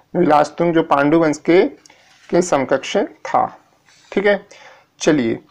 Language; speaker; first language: Hindi; native; Hindi